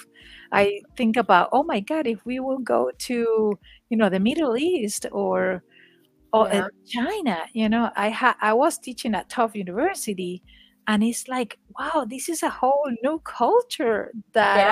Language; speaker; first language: English; non-native, fluent; Spanish